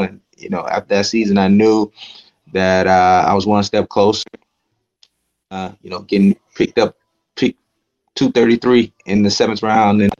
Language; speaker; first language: English; native; English